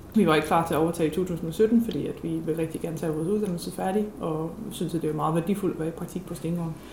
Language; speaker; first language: Danish; non-native, fluent; English